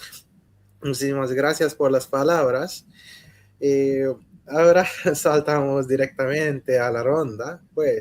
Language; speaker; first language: Spanish; non-native, learner; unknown